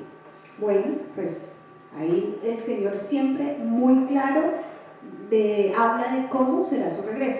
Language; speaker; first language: Spanish; native; Spanish